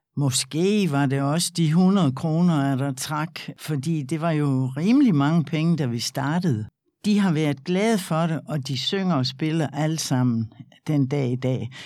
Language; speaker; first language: Danish; native; Danish